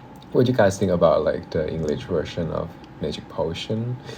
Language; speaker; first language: English; non-native, fluent; Thai